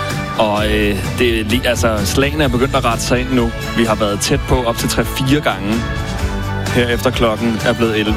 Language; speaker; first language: Danish; native; Danish